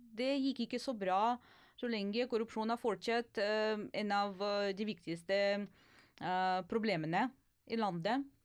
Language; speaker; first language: Norwegian; non-native, fluent; Ukrainian